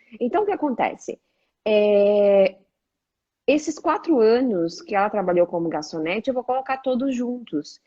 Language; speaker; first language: Portuguese; native; Portuguese